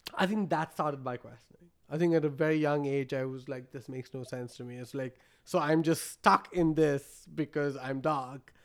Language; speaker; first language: English; non-native, local second language; Malayalam